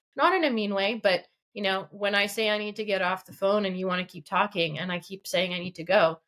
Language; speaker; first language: English; early bilingual, other home language; Russian